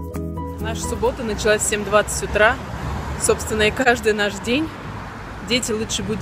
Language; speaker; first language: Russian; native; Russian